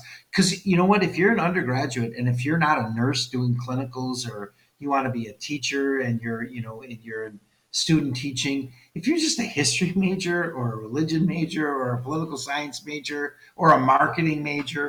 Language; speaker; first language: English; native; English